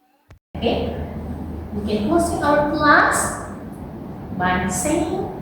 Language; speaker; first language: English; non-native, learner; Indonesian